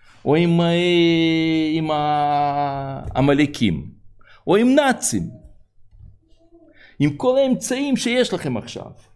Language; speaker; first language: Hebrew; non-native, fluent; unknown